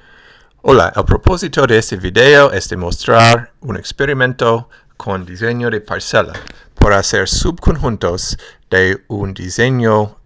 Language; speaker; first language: Spanish; non-native, fluent; English